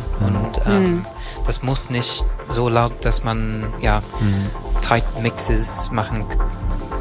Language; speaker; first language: German; non-native, fluent; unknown